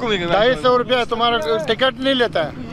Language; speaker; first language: Hindi; non-native, fluent; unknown